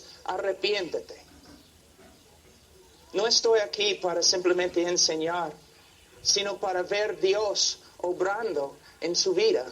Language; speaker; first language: Spanish; non-native, fluent; English